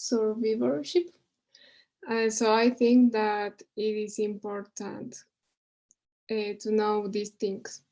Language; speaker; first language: English; non-native, learner; Spanish